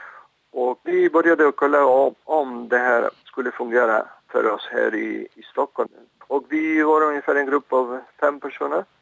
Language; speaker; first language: Swedish; non-native, fluent; Spanish